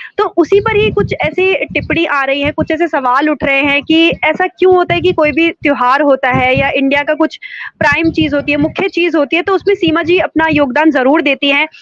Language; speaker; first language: Hindi; native; Hindi